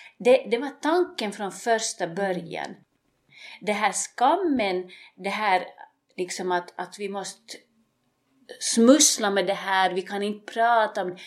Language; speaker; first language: Swedish; native; Swedish